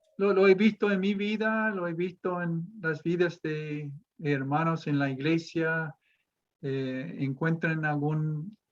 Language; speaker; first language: Spanish; non-native, fluent; English